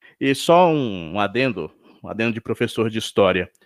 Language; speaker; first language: Portuguese; native; Portuguese